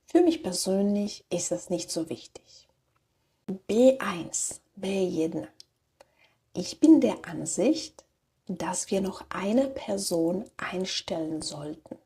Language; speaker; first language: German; non-native, fluent; Slovak